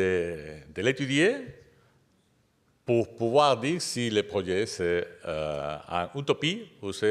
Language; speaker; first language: French; non-native, fluent; Spanish